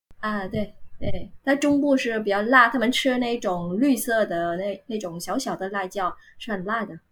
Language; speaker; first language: Chinese; non-native, fluent; Vietnamese